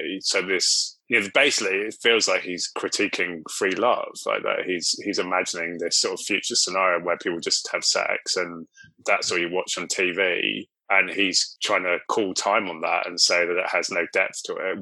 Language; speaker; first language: English; native; English